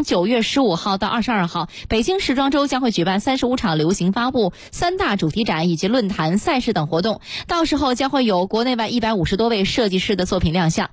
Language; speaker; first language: Chinese; native; Chinese